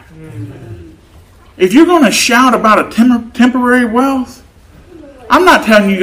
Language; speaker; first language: English; native; English